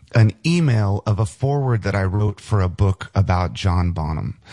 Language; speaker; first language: English; native; English